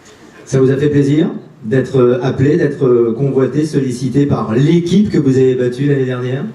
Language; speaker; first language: French; native; French